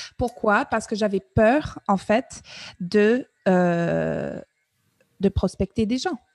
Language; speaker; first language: French; non-native, fluent; English